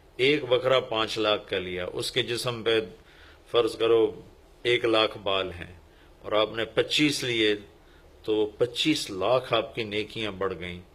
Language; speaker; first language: Urdu; non-native, local second language; Punjabi